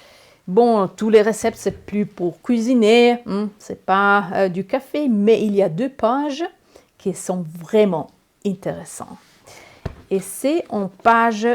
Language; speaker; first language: French; non-native, learner; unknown